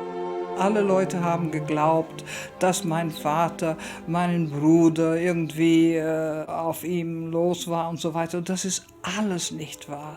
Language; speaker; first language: German; early bilingual, heritage; German